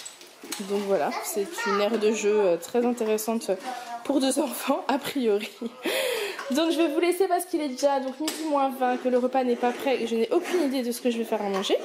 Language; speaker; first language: French; native; French